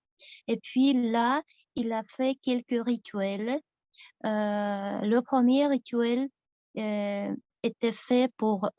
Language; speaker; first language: French; non-native, fluent; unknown